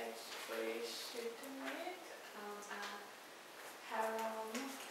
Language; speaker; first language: Hungarian; non-native, learner; English